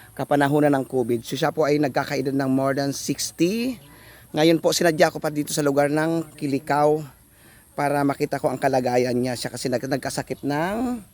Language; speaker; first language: Filipino; non-native, local second language; Bikol